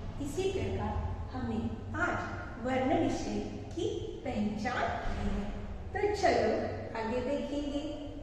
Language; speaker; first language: Hindi; non-native, local second language; Marathi